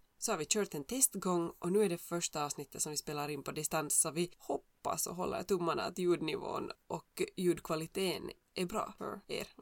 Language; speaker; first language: Swedish; native; Swedish